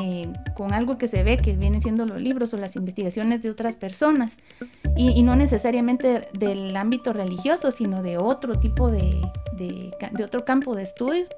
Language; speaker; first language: Spanish; native; Spanish